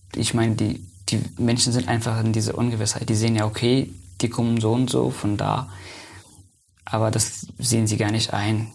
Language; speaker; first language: German; non-native, fluent; Persian